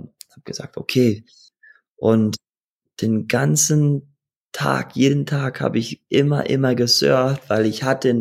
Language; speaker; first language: German; early bilingual, heritage; German